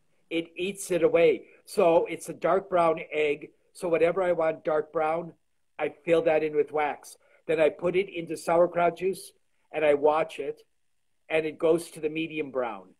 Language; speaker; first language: English; early bilingual, other home language; Polish